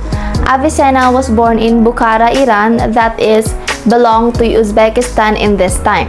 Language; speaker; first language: English; non-native, local second language; Filipino